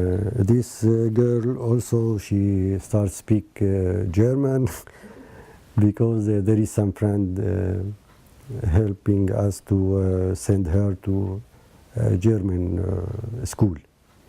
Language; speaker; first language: English; non-native, learner; Arabic